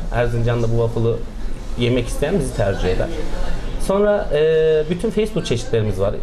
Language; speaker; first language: Turkish; native; Turkish